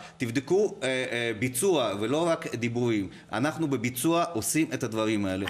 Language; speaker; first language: Hebrew; non-native, fluent; Russian